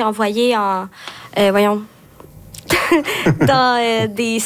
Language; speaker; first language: French; native; French